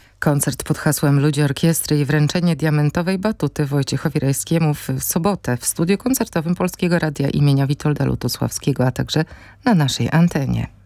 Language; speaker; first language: Polish; native; Polish